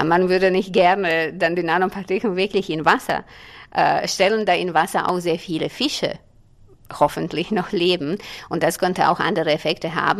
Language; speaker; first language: German; non-native, fluent; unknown